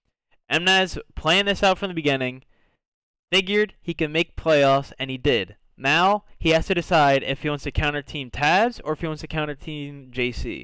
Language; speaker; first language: English; native; English